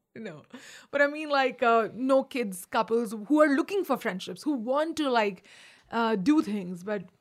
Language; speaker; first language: English; non-native, local second language; Hindi